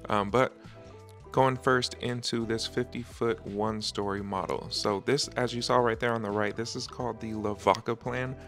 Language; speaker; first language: English; native; English